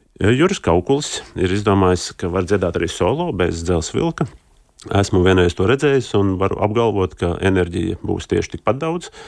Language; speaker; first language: Latvian; native; Latvian